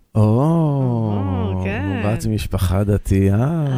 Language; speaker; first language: Hebrew; early bilingual, other home language; Russian